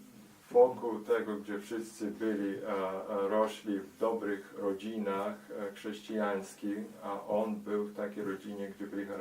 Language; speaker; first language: Polish; early bilingual, heritage; Polish